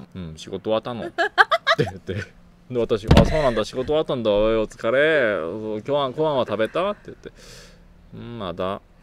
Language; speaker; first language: Japanese; non-native, fluent; Korean